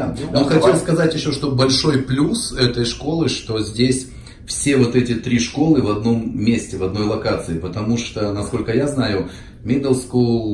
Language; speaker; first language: Russian; native; Russian